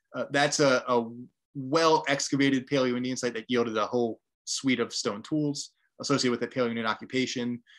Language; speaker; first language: English; native; English